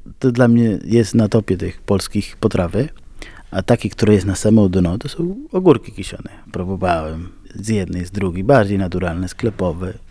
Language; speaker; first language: Polish; non-native, fluent; Spanish